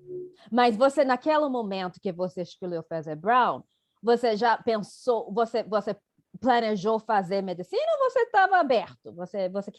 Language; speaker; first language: Portuguese; non-native, fluent; English